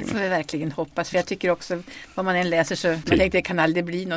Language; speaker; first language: Swedish; native; Swedish